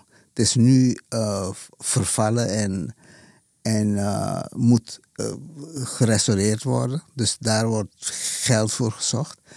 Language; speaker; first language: Dutch; native; Dutch